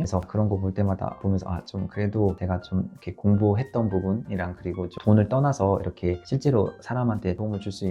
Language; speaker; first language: Korean; native; Korean